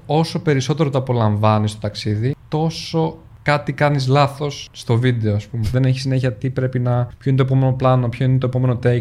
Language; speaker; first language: Greek; native; Greek